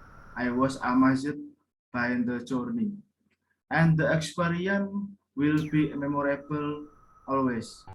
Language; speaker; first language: English; non-native, learner; Indonesian